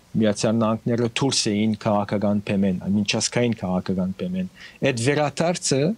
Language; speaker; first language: Armenian; early bilingual, heritage; Armenian